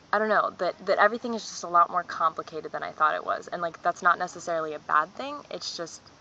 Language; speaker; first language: English; native; English